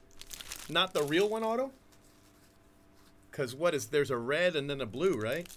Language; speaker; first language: English; native; English